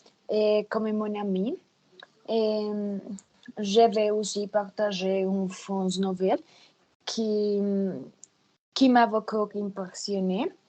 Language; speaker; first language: French; non-native, learner; Spanish